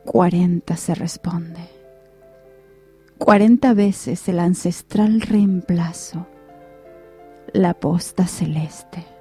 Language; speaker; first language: Spanish; native; Spanish